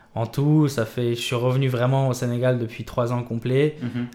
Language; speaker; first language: French; native; French